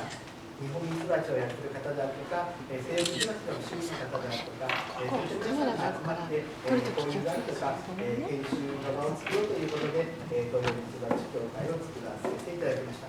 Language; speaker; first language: Japanese; native; Japanese